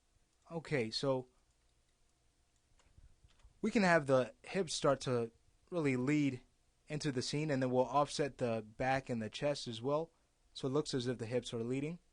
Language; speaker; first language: English; native; English